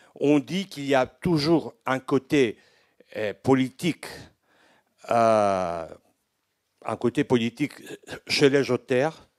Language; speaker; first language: French; non-native, fluent; Greek